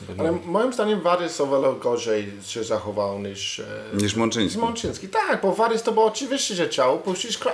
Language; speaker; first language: Polish; non-native, learner; English